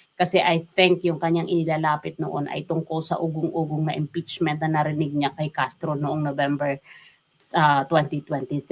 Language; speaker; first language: Filipino; non-native, local second language; Waray